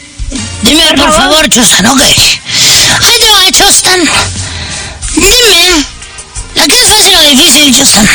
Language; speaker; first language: Spanish; native; Spanish